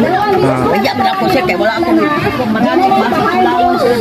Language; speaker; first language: Filipino; non-native, local second language; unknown